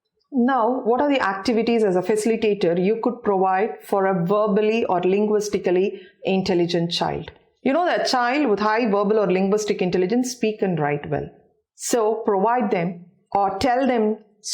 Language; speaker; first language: English; non-native, local second language; Tamil